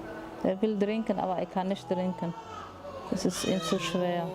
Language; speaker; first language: German; non-native, learner; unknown